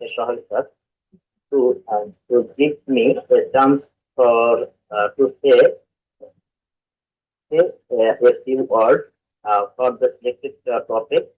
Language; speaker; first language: English; non-native, learner; Bangla